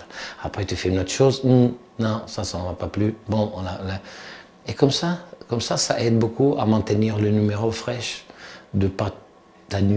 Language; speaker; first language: French; non-native, fluent; Italian